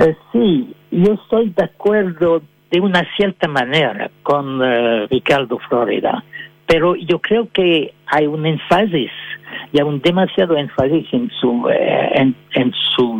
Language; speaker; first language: Spanish; non-native, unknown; French